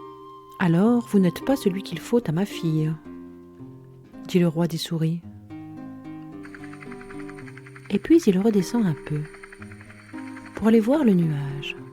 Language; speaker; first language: French; native; French